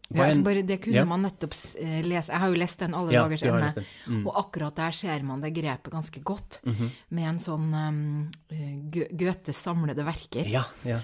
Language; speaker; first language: Norwegian; native; Norwegian